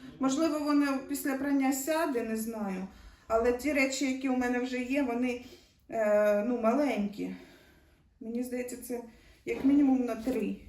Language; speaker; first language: Ukrainian; native; Ukrainian